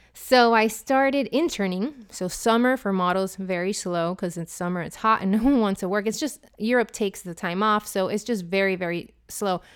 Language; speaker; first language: English; non-native, fluent; Spanish